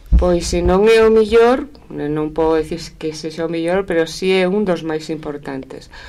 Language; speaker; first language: Galician; native; Galician